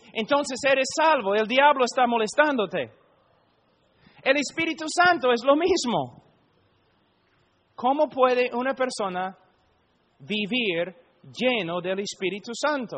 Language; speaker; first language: Spanish; non-native, fluent; English